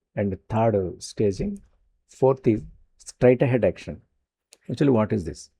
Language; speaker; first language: English; non-native, local second language; Telugu